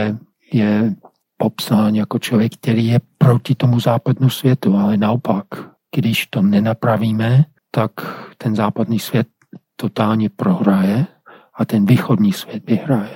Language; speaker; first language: Czech; non-native, fluent; English